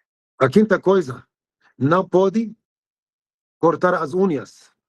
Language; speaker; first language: Portuguese; non-native, fluent; Arabic